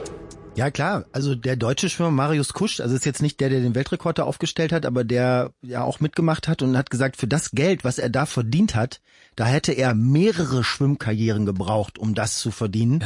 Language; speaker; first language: German; native; German